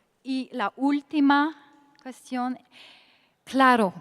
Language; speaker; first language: Spanish; non-native, fluent; French